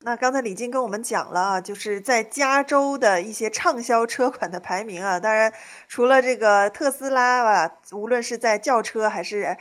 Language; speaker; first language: Chinese; native; Chinese